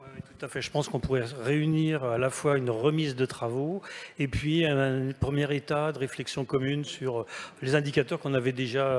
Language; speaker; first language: French; native; French